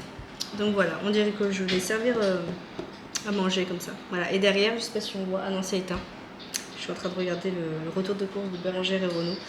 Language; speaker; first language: French; native; French